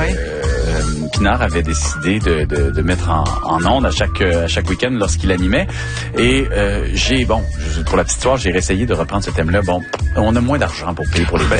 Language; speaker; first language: French; native; French